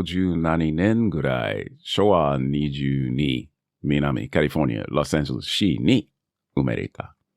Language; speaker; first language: Japanese; non-native, learner; English